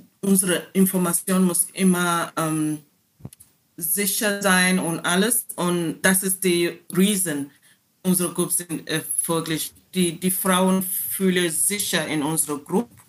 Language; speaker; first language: German; non-native, learner; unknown